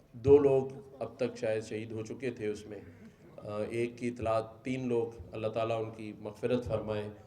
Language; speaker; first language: Urdu; native; Urdu